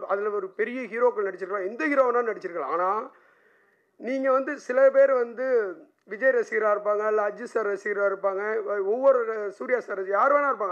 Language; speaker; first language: Tamil; native; Tamil